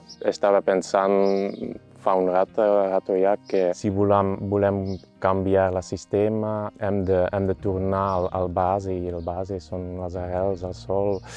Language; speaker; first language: Catalan; non-native, fluent; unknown